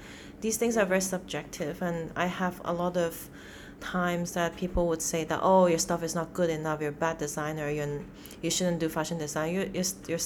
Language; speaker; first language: English; non-native, local second language; Cantonese